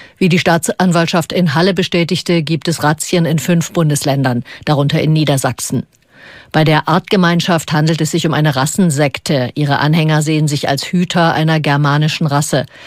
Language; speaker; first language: German; native; German